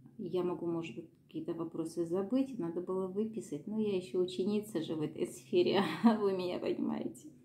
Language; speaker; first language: Russian; native; Russian